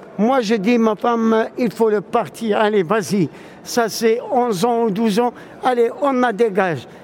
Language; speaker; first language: French; non-native, local second language; Arabic